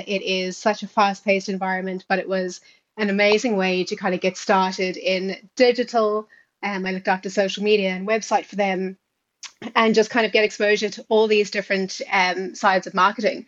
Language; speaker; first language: English; native; English